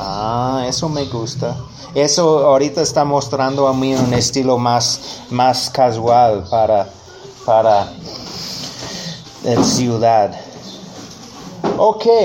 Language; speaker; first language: Spanish; non-native, learner; English